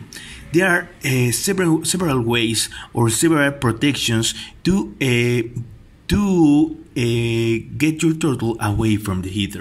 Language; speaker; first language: English; non-native, fluent; Spanish